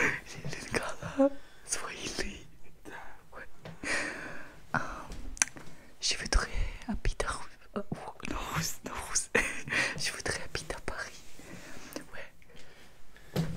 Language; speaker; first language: French; non-native, learner; Russian